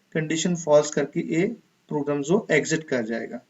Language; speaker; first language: Hindi; non-native, local second language; Punjabi